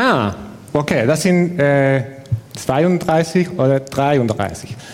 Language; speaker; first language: German; non-native, fluent; Spanish